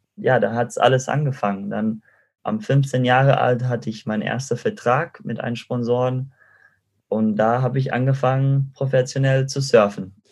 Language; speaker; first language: German; non-native, fluent; Spanish